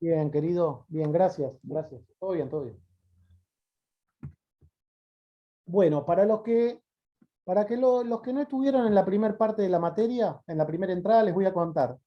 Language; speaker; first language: Spanish; native; Spanish